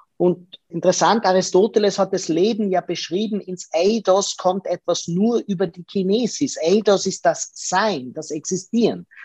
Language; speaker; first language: German; native; German